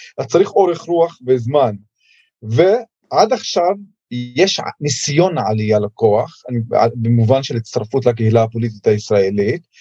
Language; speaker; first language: Hebrew; non-native, local second language; Arabic